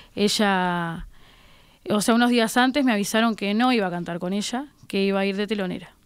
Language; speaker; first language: Spanish; native; Spanish